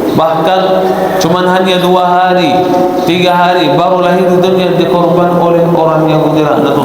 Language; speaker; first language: Indonesian; non-native, fluent; Arabic